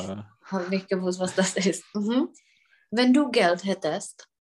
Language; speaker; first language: German; non-native, fluent; Czech